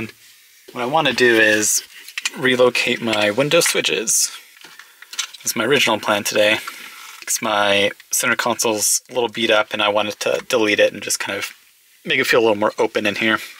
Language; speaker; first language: English; native; English